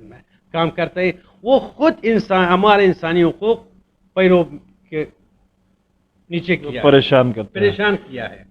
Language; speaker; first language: Hindi; non-native, fluent; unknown